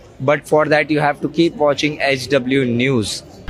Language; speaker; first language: English; non-native, local second language; Hindi